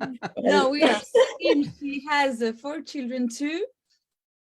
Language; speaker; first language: English; non-native, learner; French